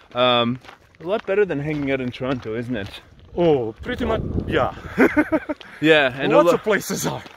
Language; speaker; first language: English; native; English